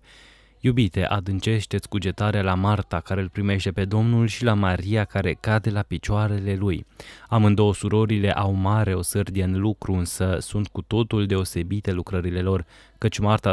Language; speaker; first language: Romanian; native; Romanian